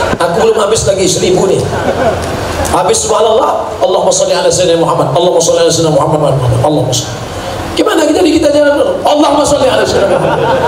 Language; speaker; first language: Indonesian; native; Indonesian